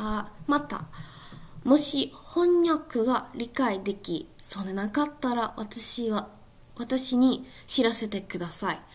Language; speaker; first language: Japanese; non-native, learner; English